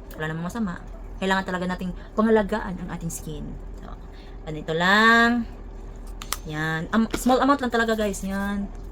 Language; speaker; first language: Filipino; non-native, local second language; Cebuano